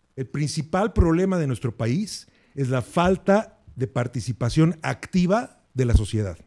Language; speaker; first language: Spanish; native; Spanish